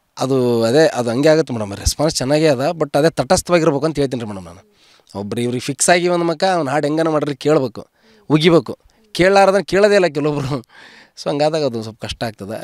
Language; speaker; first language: Kannada; native; Kannada